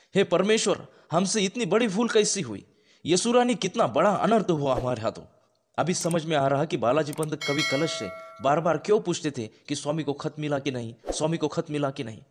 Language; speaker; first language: Hindi; non-native, local second language; Marathi